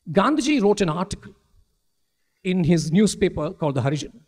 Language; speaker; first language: English; non-native, local second language; Malayalam